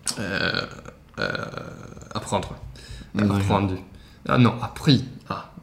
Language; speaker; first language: French; non-native, learner; Swedish